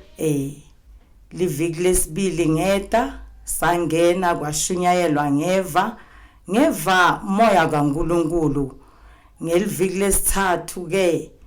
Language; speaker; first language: Zulu; non-native, local second language; Swati